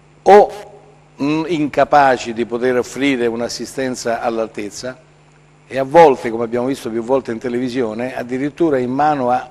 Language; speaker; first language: Italian; native; Italian